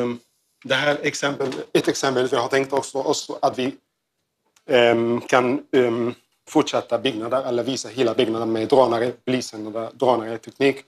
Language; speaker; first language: Swedish; non-native, learner; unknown